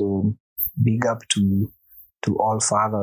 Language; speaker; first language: English; non-native, local second language; Swahili